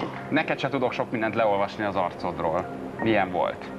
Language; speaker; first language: Hungarian; native; Hungarian